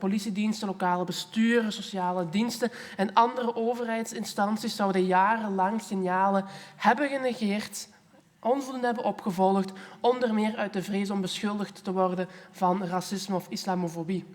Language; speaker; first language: Dutch; native; Dutch